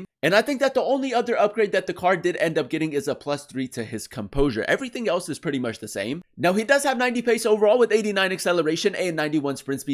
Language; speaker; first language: English; native; English